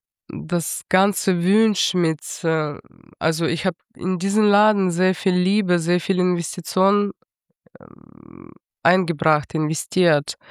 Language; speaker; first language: German; non-native, fluent; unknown